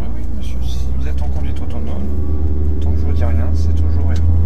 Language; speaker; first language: French; native; French